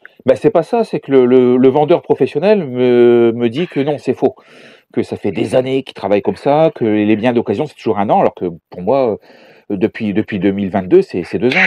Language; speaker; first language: French; native; French